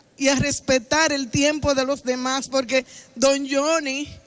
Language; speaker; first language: Spanish; native; Spanish